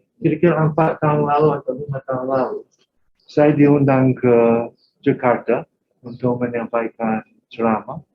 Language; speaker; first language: Malay; non-native, fluent; English